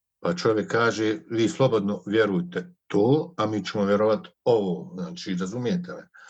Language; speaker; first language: Bosnian; native; Bosnian